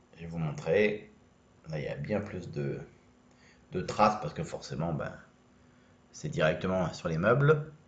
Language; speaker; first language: French; native; French